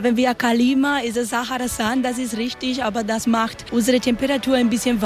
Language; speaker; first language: German; non-native, learner; Spanish